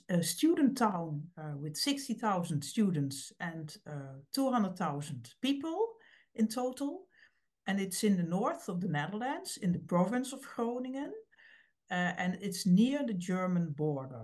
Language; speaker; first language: English; non-native, fluent; Dutch